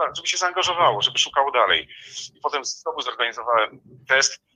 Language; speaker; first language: Polish; native; Polish